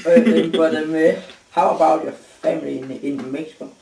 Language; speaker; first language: English; non-native, learner; Danish